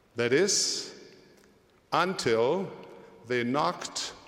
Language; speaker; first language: English; early bilingual, other home language; German